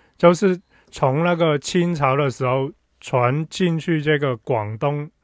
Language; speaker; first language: Chinese; non-native, local second language; Cantonese